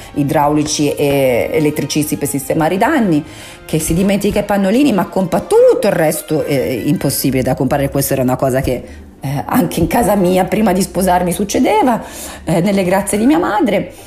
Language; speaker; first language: Italian; non-native, local second language; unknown